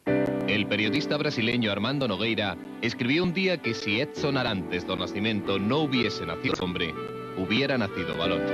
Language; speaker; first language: Spanish; native; Spanish